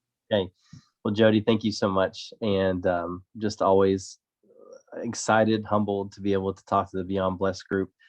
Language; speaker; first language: English; native; English